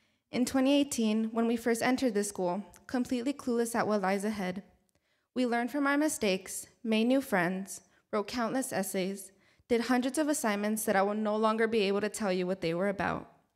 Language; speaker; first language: English; early bilingual, other home language; Spanish